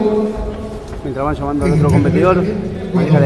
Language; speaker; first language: Spanish; native; Spanish